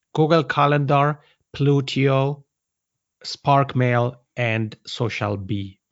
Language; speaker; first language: English; non-native, fluent; Italian